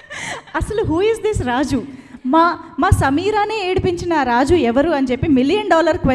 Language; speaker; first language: Telugu; native; Telugu